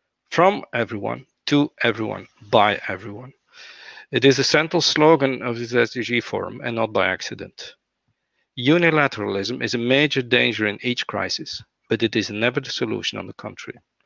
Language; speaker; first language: English; non-native, fluent; Dutch